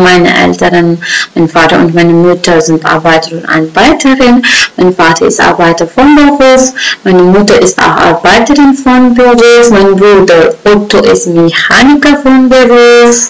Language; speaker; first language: German; non-native, fluent; Uzbek